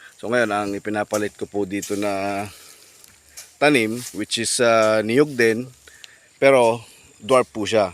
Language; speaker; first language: Filipino; native; Filipino